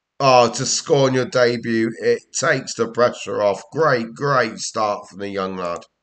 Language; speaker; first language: English; native; English